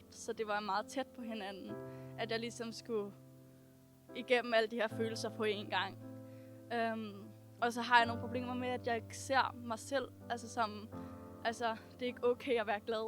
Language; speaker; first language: Danish; native; Danish